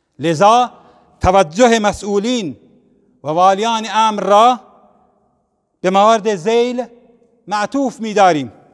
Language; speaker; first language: Persian; non-native, local second language; Central Kurdish